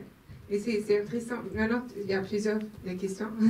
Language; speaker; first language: French; non-native, local second language; Swedish